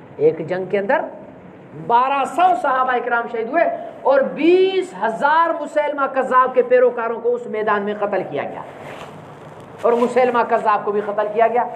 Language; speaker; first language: Urdu; non-native, local second language; Sindhi